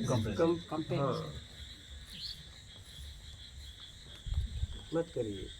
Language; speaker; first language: Hindi; native; Hindi